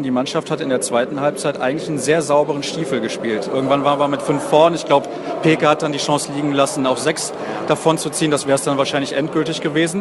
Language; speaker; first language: German; native; German